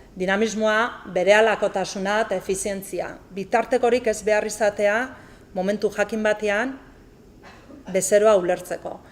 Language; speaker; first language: Basque; native; Basque